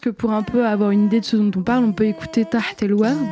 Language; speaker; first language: French; early bilingual, other home language; Arabic